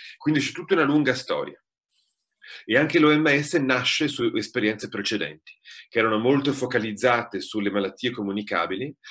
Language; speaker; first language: Italian; native; Italian